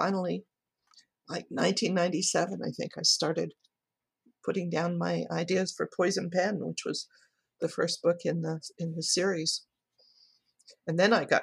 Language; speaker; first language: English; native; English